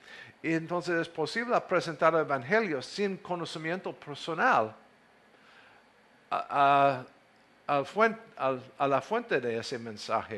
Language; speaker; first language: Spanish; non-native, fluent; English